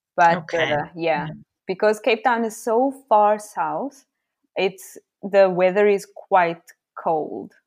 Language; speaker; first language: English; native; English